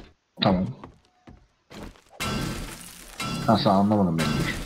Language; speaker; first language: Turkish; native; Turkish